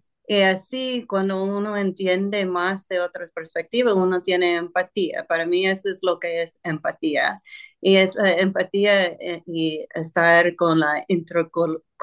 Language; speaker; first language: Spanish; non-native, fluent; English